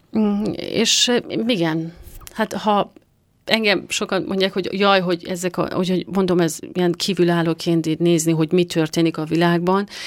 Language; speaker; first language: Hungarian; non-native, fluent; Persian